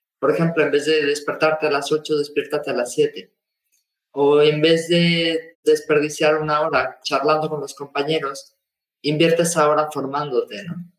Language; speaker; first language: Spanish; native; Spanish